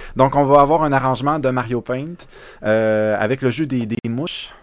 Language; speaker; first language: French; native; French